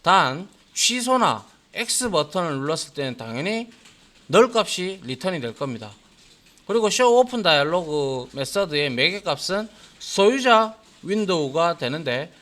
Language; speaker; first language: Korean; native; Korean